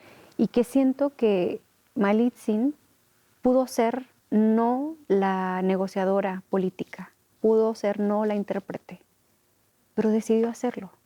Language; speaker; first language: Spanish; non-native, local second language; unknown